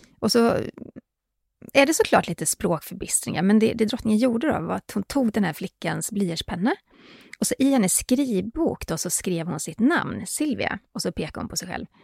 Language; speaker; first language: Swedish; native; Swedish